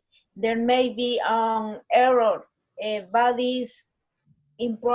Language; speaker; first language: English; non-native, learner; Spanish